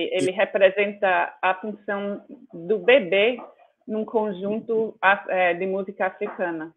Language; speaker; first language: Portuguese; non-native, fluent; English